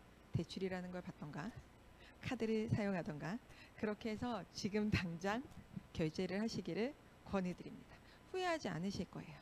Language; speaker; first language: Korean; native; Korean